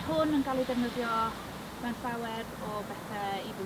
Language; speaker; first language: Welsh; non-native, local second language; English